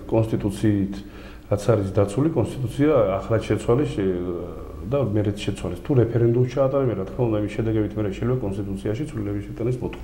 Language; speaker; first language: Georgian; native; Georgian